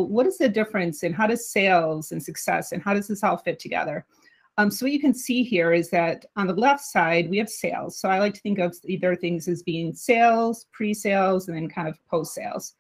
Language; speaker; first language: English; native; English